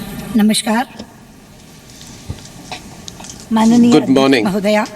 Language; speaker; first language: Hindi; native; Hindi